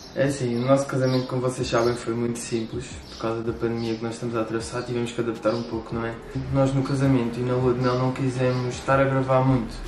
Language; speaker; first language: Portuguese; native; Portuguese